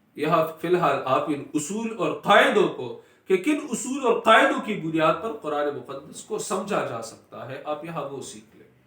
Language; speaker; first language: Urdu; non-native, local second language; Pashto